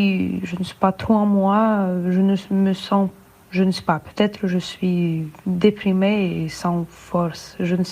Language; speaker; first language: French; non-native, fluent; Russian